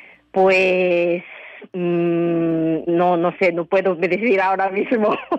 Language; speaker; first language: Spanish; non-native, fluent; Japanese